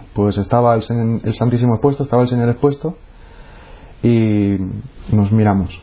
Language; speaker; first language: Spanish; native; Spanish